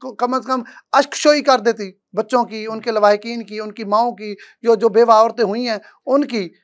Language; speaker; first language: Urdu; non-native, local second language; Saraiki